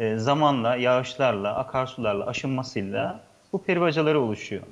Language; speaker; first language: Turkish; native; Turkish